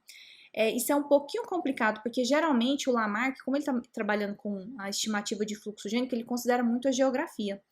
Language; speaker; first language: Portuguese; native; Portuguese